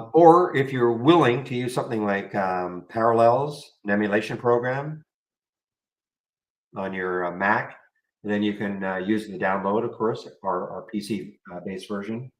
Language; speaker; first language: English; native; English